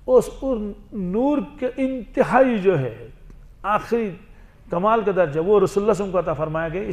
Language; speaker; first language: Urdu; non-native, local second language; Kashmiri